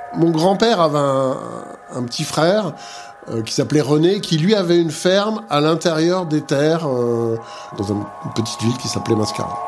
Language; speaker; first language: French; native; French